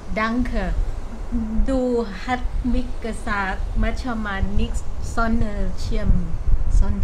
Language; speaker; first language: German; non-native, learner; Thai